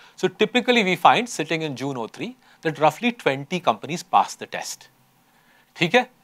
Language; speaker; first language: English; non-native, local second language; Hindi